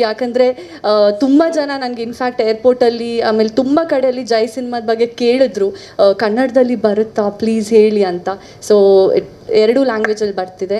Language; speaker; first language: Kannada; non-native, local second language; Tulu